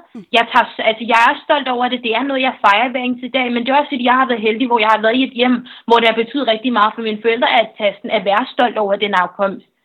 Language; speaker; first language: Danish; early bilingual, other home language; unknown